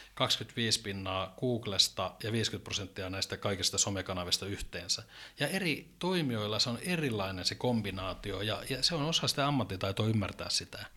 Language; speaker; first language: Finnish; native; Finnish